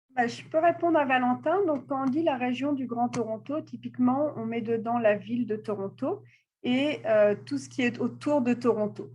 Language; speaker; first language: French; native; French